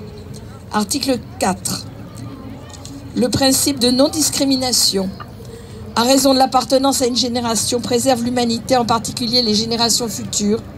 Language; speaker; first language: French; native; French